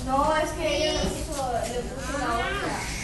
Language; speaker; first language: Spanish; early bilingual, other home language; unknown